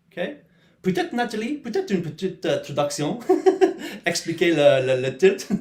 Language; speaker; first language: French; non-native, learner; English